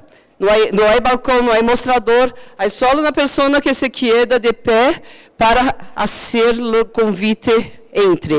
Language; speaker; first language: Spanish; non-native, fluent; Portuguese